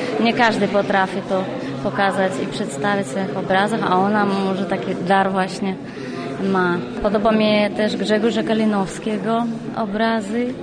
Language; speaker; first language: Polish; non-native, fluent; Russian